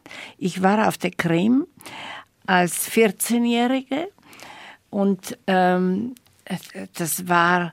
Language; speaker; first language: German; non-native, fluent; Slovak